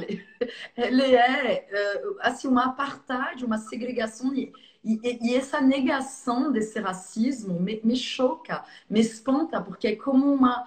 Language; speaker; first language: Portuguese; non-native, fluent; French